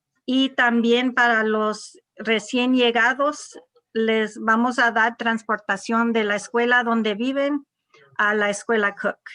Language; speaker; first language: Spanish; non-native, local second language; English